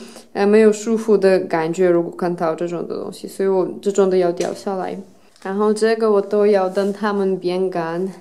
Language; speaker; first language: Chinese; non-native, fluent; Russian